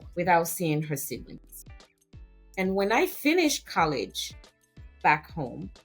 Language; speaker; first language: English; non-native, fluent; French